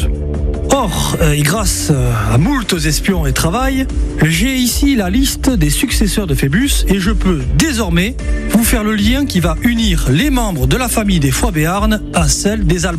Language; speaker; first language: French; native; French